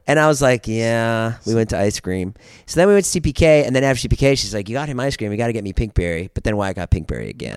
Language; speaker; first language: English; native; English